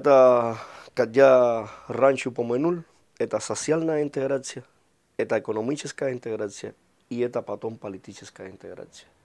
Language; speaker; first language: Russian; non-native, fluent; Spanish